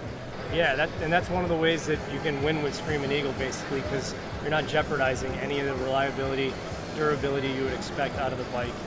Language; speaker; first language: English; native; English